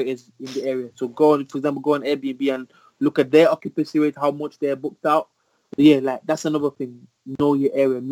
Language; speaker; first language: English; native; English